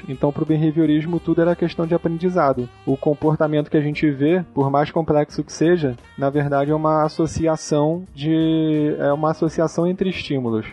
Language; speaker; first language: Portuguese; native; Portuguese